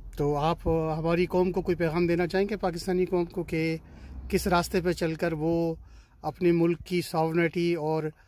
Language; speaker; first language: Urdu; native; Urdu